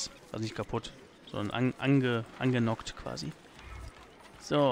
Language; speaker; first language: German; native; German